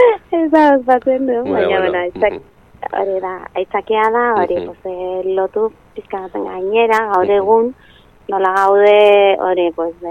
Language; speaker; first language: Basque; non-native, local second language; Spanish